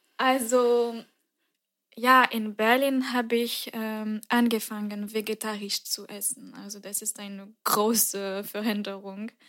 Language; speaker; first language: German; non-native, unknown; French